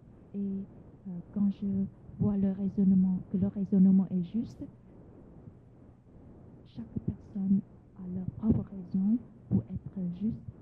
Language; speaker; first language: French; non-native, fluent; Vietnamese